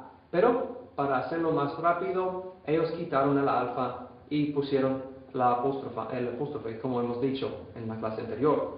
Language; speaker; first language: Spanish; non-native, fluent; English